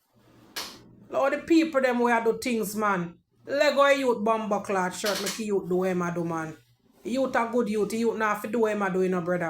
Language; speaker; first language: English; native; English